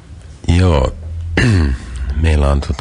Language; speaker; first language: Finnish; native; Finnish